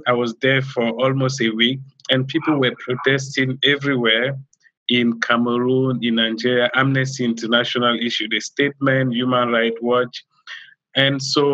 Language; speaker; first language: English; non-native, local second language; French